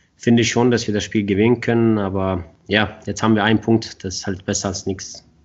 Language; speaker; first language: German; non-native, fluent; Swedish